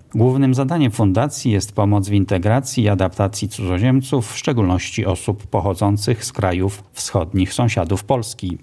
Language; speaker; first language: Polish; native; Polish